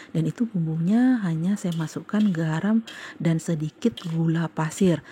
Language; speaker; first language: Indonesian; native; Indonesian